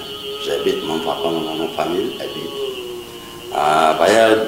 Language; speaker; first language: French; non-native, learner; Mongolian